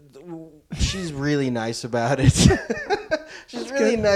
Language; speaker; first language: English; non-native, local second language; Filipino